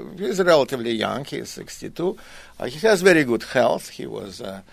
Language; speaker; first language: English; non-native, fluent; Russian